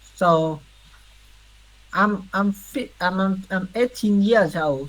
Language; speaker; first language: English; non-native, learner; Vietnamese